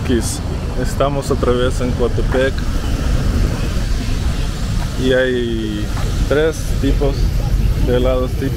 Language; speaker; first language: Spanish; non-native, fluent; Russian